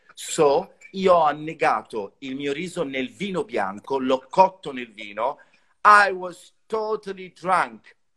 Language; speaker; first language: Italian; native; Italian